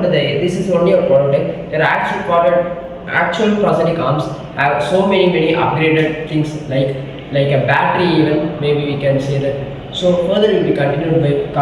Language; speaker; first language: English; non-native, local second language; Tamil